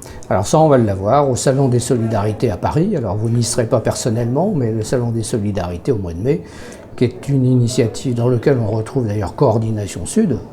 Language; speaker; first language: French; native; French